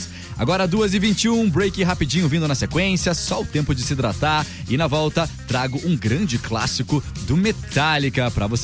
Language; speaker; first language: Portuguese; native; Portuguese